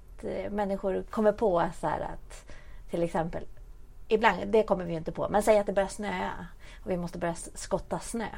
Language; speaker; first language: Swedish; native; Swedish